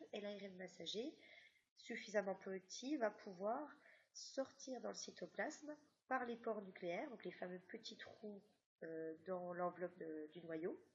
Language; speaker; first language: French; native; French